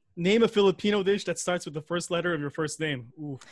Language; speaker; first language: English; native; English